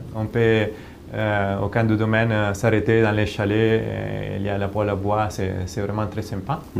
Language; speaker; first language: French; non-native, fluent; Italian